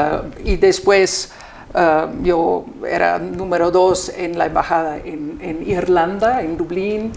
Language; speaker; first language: Spanish; non-native, fluent; German